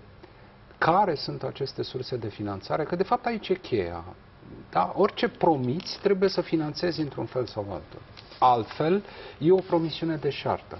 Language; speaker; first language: Romanian; native; Romanian